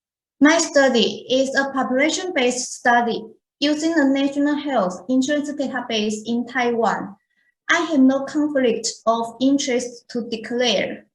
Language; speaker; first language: English; non-native, fluent; Chinese